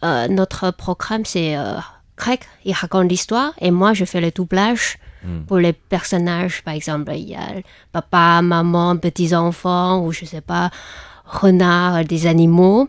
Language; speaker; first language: French; non-native, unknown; Chinese